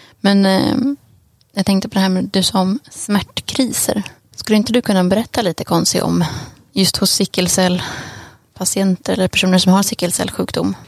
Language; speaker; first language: Swedish; native; Swedish